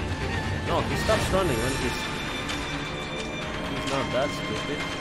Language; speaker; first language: English; non-native, fluent; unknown